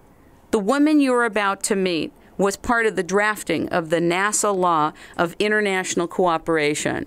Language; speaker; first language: English; native; English